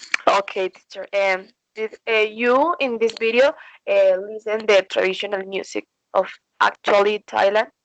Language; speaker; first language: English; non-native, learner; Spanish